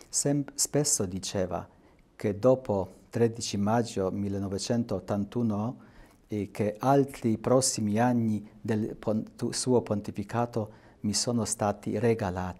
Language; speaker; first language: Italian; non-native, fluent; Polish